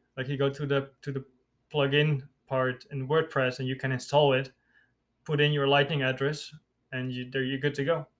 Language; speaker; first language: English; non-native, fluent; Dutch